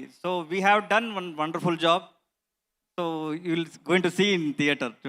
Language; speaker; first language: Telugu; non-native, learner; Kannada